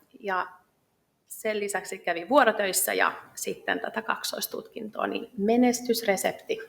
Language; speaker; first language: Finnish; native; Finnish